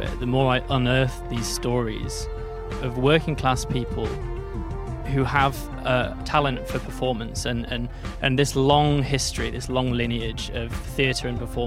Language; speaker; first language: English; native; English